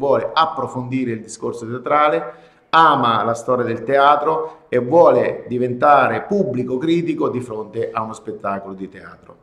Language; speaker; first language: Italian; native; Italian